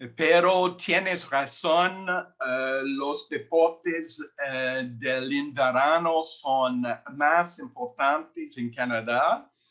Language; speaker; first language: Spanish; non-native, learner; English